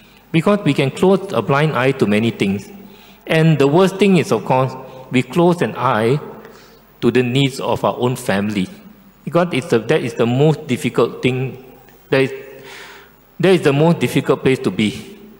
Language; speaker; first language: English; non-native, local second language; Chinese